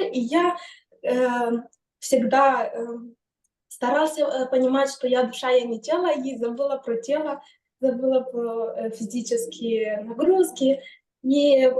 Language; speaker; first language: Russian; non-native, fluent; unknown